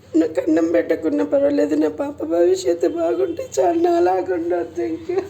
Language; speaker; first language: Telugu; native; Telugu